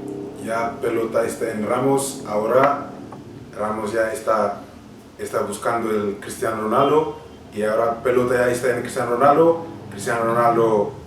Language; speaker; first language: Spanish; non-native, fluent; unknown